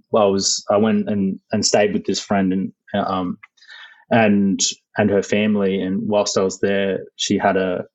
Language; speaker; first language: English; native; English